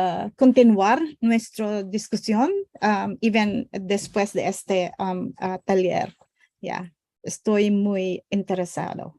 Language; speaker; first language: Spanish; non-native, learner; English